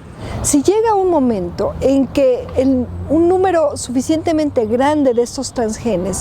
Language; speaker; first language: Spanish; native; Spanish